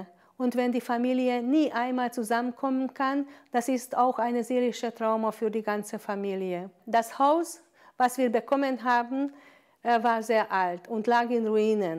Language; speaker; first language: German; non-native, fluent; Hungarian